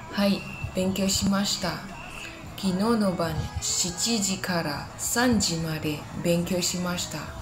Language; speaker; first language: Japanese; non-native, learner; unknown